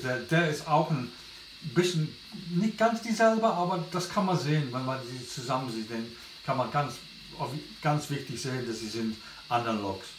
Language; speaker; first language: German; non-native, learner; English